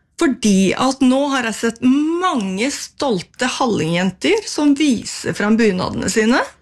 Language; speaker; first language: Norwegian; native; Norwegian